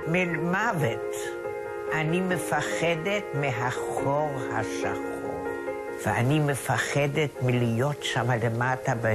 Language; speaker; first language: Hebrew; non-native, fluent; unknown